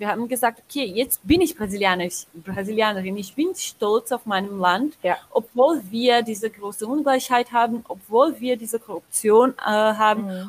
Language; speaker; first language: German; non-native, learner; Portuguese